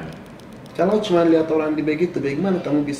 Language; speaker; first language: Indonesian; non-native, fluent; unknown